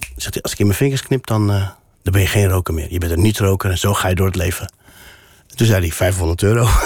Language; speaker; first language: Dutch; non-native, local second language; Berber languages